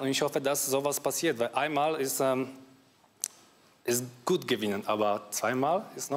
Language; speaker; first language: German; non-native, fluent; Polish